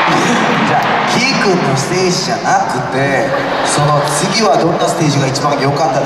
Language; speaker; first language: Japanese; non-native, fluent; Korean